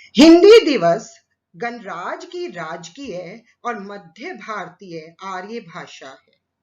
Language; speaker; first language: Hindi; native; Hindi